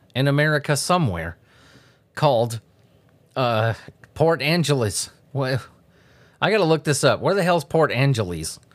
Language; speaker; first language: English; native; English